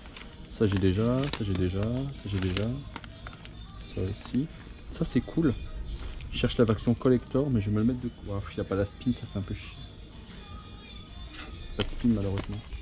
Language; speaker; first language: French; native; French